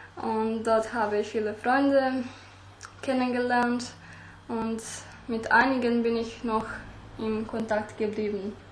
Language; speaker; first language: German; early bilingual, other home language; Croatian